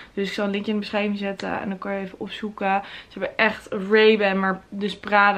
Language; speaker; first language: Dutch; native; Dutch